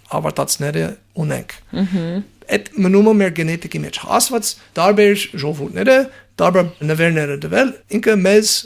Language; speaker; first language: Armenian; non-native, fluent; English